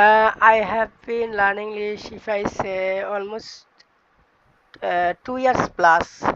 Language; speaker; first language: English; non-native, learner; Bangla